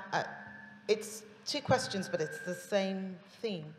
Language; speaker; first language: English; non-native, local second language; Yoruba